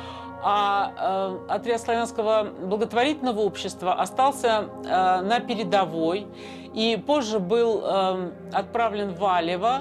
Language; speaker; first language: Russian; native; Russian